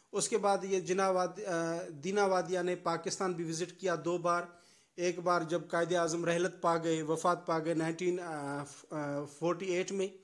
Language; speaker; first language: Urdu; non-native, local second language; Sindhi